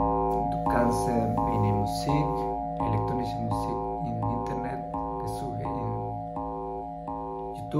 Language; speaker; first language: German; non-native, learner; Spanish